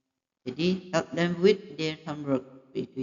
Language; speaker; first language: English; non-native, fluent; Indonesian